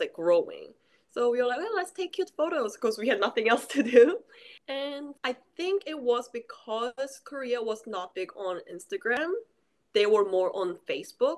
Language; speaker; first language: English; early bilingual, other home language; Korean